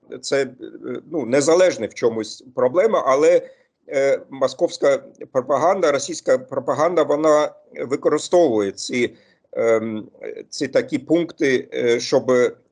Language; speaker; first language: Ukrainian; non-native, fluent; German